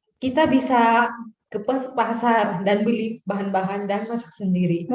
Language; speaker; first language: Indonesian; non-native, fluent; Pattani Malay